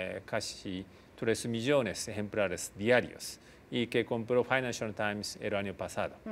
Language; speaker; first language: Spanish; non-native, fluent; Japanese